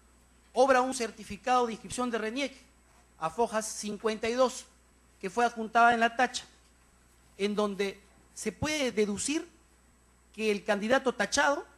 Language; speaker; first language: Spanish; native; Spanish